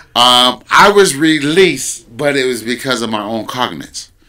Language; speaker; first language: English; native; English